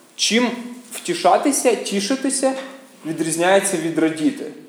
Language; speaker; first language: Ukrainian; native; Ukrainian